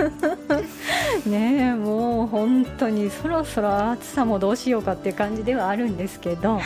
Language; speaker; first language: Japanese; native; Japanese